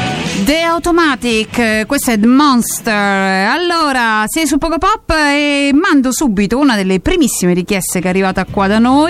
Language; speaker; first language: Italian; native; Italian